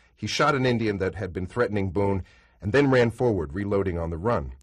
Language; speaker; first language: English; native; English